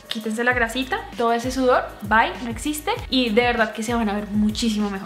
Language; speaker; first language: Spanish; native; Spanish